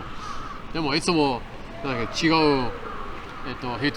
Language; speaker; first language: Japanese; non-native, fluent; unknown